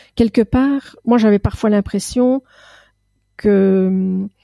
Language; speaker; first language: French; native; French